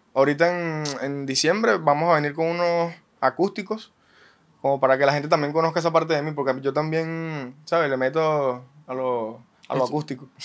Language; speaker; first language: Spanish; native; Spanish